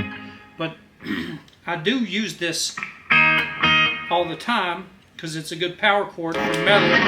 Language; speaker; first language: English; native; English